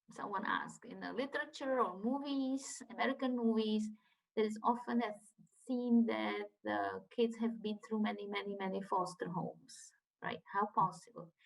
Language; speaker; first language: English; non-native, fluent; Czech